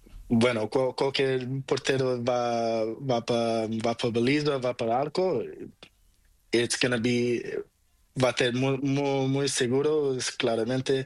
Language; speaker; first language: Spanish; non-native, learner; Portuguese